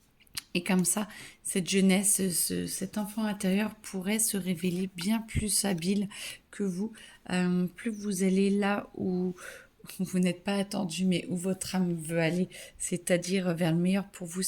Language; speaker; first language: French; native; French